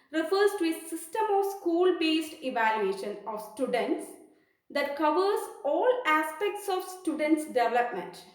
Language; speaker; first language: English; non-native, local second language; Malayalam